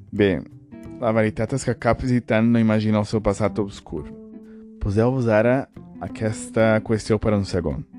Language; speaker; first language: Catalan; non-native, fluent; Portuguese